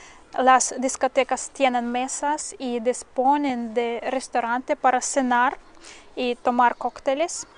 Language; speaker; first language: Spanish; non-native, fluent; Russian